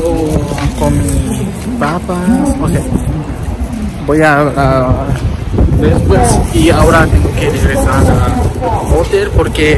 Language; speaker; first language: Spanish; non-native, learner; Japanese